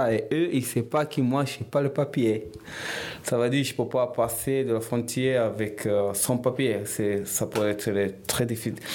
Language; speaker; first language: French; non-native, fluent; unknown